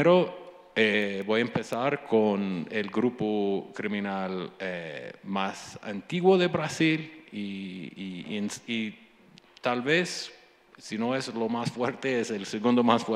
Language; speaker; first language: Spanish; non-native, fluent; English